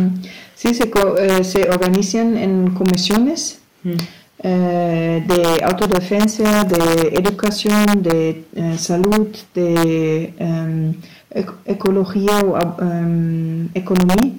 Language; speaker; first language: Spanish; non-native, learner; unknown